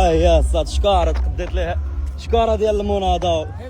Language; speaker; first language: Arabic; native; Arabic